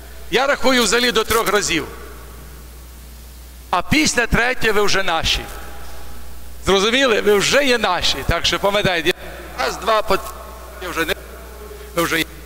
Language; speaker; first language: Ukrainian; native; Ukrainian